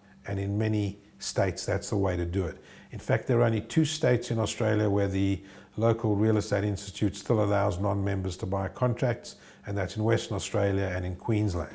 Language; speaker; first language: English; native; English